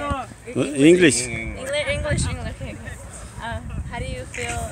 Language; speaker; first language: English; early bilingual, other home language; Spanish